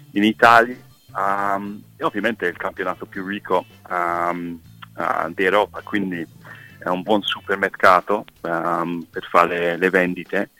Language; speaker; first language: Italian; non-native, fluent; English